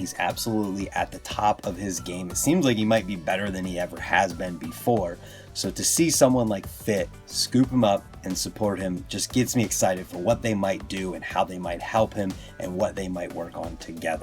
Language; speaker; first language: English; native; English